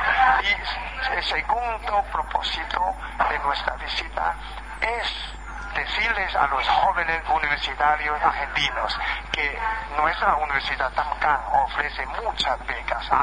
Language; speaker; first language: Spanish; non-native, fluent; Chinese